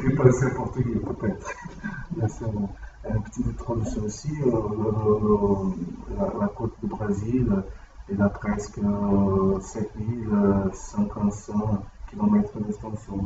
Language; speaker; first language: French; non-native, learner; Portuguese